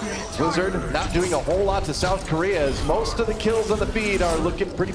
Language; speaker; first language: English; native; English